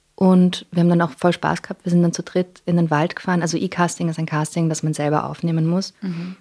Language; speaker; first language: German; non-native, local second language; English